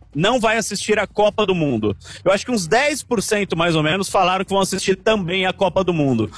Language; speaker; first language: Portuguese; native; Portuguese